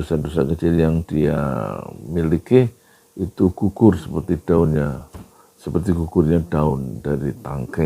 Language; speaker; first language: Indonesian; native; Indonesian